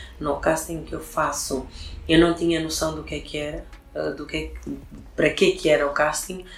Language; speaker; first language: Portuguese; early bilingual, other home language; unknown